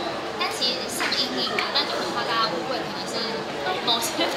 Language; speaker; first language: Chinese; native; Chinese